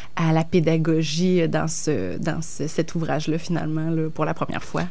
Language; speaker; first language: French; native; French